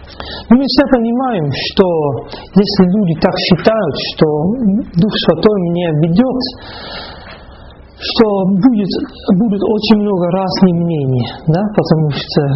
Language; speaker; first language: Russian; non-native, fluent; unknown